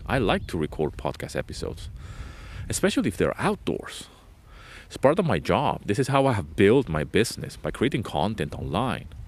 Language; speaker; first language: English; non-native, fluent; Spanish